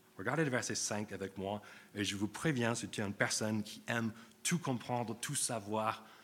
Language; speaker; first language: French; non-native, fluent; English